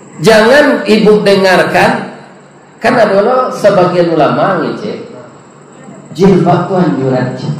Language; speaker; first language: Malay; non-native, local second language; Minangkabau